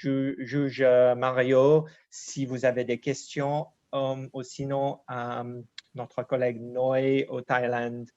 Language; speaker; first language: French; non-native, fluent; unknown